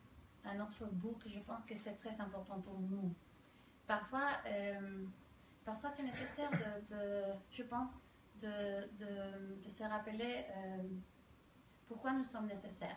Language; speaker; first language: French; non-native, fluent; Spanish